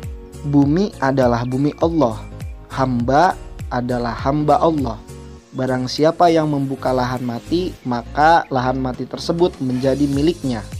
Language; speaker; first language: Indonesian; native; Indonesian